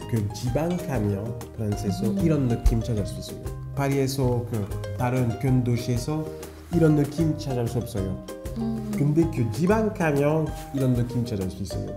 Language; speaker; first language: Korean; non-native, learner; French